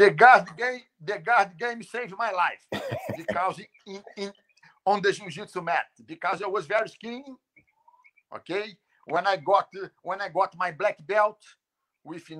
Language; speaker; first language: English; non-native, learner; Portuguese